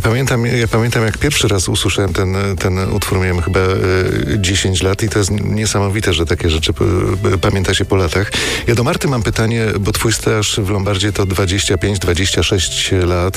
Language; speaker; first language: Polish; native; Polish